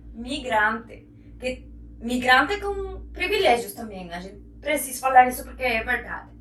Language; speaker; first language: Portuguese; non-native, fluent; Spanish